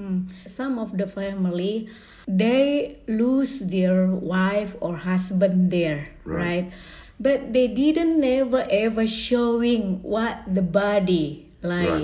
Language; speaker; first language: English; non-native, learner; Indonesian